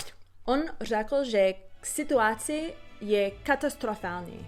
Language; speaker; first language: Czech; non-native, learner; English